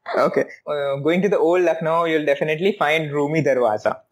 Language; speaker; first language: English; non-native, local second language; Hindi